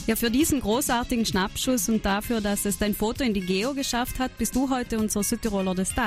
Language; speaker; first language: German; native; German